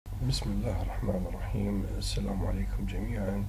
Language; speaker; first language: Arabic; native; Arabic